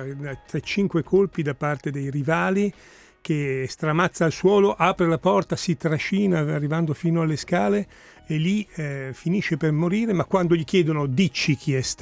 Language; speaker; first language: Italian; native; Italian